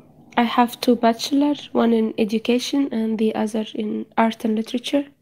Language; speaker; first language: English; non-native, fluent; Arabic